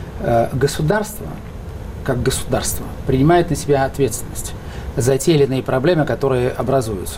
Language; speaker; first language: Russian; native; Russian